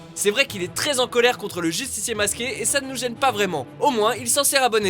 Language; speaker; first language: French; native; French